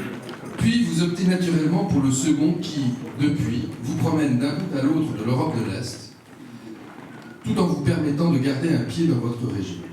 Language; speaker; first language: French; native; French